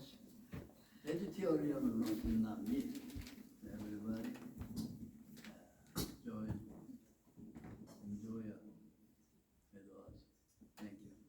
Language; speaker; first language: English; non-native, learner; Korean